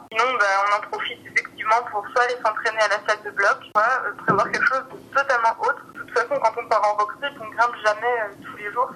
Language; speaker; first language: French; native; French